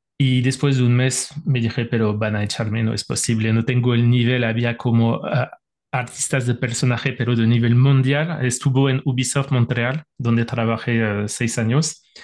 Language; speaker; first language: Spanish; non-native, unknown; French